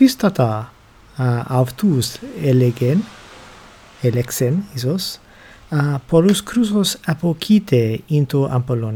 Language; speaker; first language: Greek; non-native, learner; English